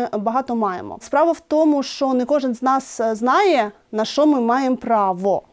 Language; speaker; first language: Ukrainian; native; Ukrainian